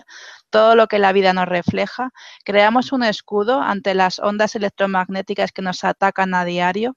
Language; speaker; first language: Spanish; native; Spanish